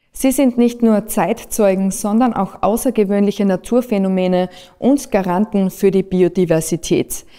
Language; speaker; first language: German; native; German